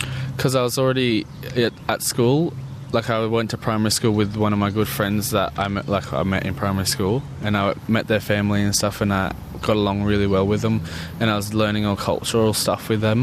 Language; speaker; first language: English; native; English